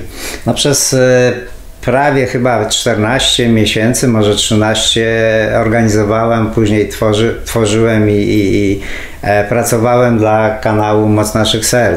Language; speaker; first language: Polish; native; Polish